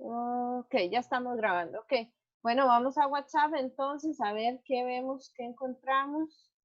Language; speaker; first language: Spanish; native; Spanish